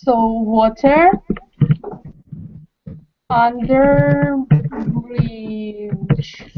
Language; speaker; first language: English; non-native, fluent; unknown